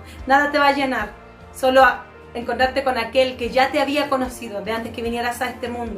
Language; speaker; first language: Spanish; native; Spanish